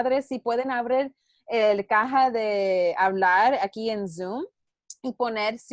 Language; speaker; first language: Spanish; non-native, learner; English